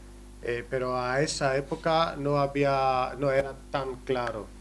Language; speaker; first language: Spanish; non-native, learner; Greek